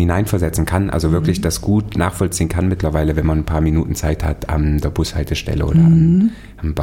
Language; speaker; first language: German; native; German